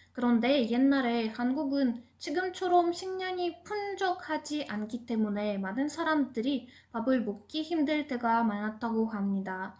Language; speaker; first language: Korean; non-native, fluent; Russian